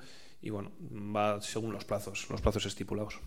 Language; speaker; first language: Spanish; native; Spanish